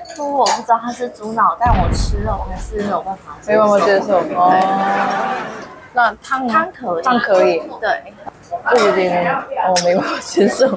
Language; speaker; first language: Chinese; non-native, fluent; Korean